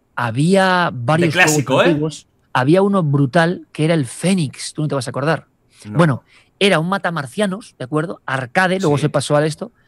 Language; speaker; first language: Spanish; native; Spanish